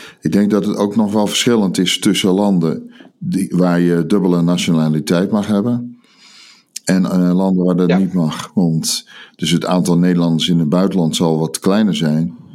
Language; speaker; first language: Dutch; native; Dutch